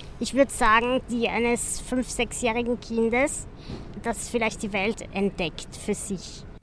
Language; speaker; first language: German; native; German